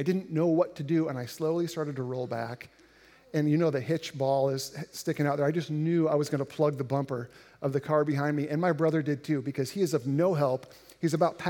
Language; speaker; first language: English; native; English